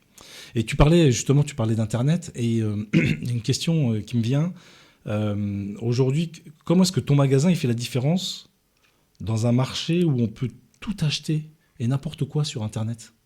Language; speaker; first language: French; native; French